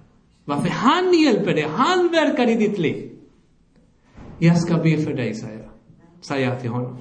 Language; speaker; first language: Swedish; non-native, fluent; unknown